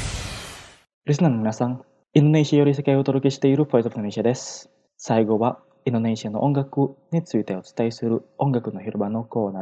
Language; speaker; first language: Japanese; non-native, fluent; Indonesian